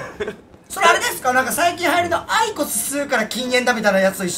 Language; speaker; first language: Japanese; native; Japanese